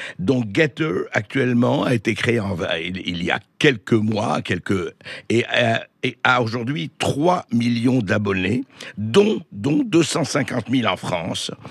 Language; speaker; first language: French; native; French